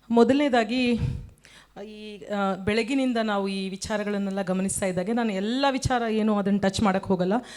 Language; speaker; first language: Kannada; non-native, local second language; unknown